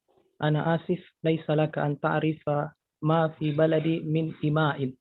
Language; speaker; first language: Arabic; non-native, learner; Indonesian